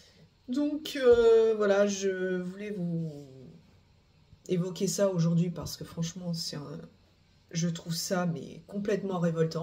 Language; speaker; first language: French; native; French